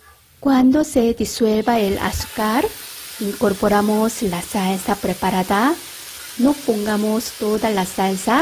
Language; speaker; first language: Spanish; non-native, fluent; Korean